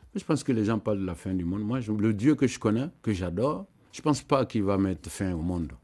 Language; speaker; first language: French; non-native, local second language; Mandingo